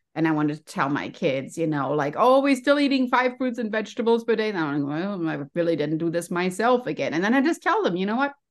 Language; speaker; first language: English; non-native, fluent; German